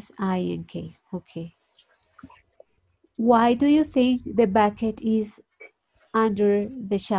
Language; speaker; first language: English; non-native, fluent; Spanish